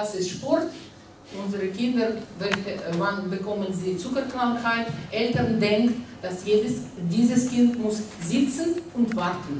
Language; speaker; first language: German; non-native, learner; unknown